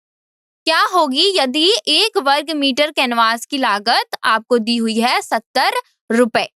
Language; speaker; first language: Hindi; native; Hindi